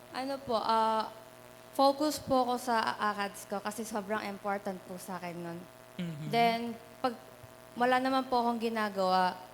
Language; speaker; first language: Filipino; native; Filipino